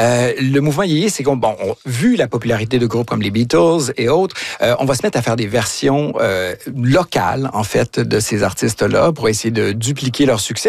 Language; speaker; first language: French; native; French